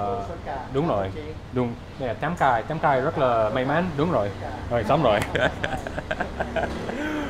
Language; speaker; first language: Vietnamese; non-native, learner; English